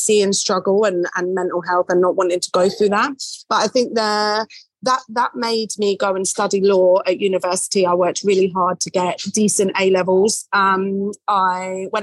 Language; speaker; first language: English; native; English